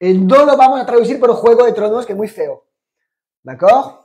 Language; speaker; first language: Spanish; non-native, fluent; French